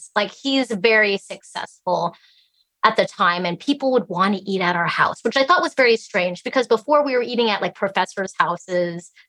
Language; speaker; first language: English; early bilingual, other home language; Cantonese